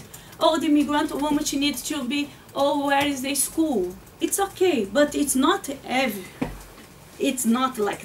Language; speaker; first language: English; non-native, learner; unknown